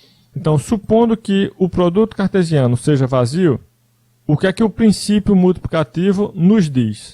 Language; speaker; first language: Portuguese; native; Portuguese